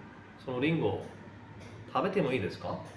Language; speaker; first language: Japanese; non-native, fluent; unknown